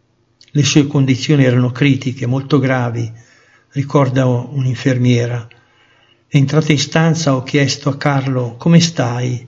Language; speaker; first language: Italian; native; Italian